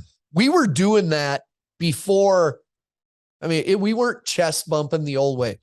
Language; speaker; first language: English; native; English